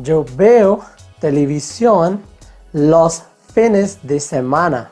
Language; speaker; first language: Spanish; non-native, fluent; Hindi